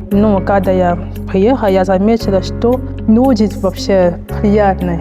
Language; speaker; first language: Russian; non-native, learner; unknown